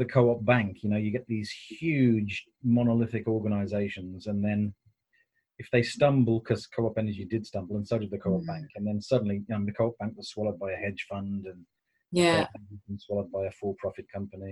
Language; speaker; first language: English; native; English